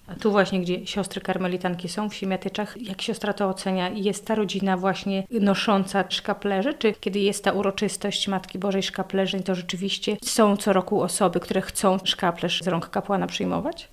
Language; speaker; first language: Polish; native; Polish